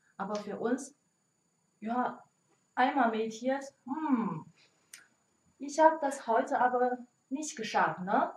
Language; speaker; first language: German; non-native, learner; Chinese